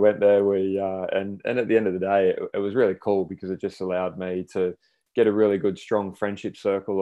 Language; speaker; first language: English; native; English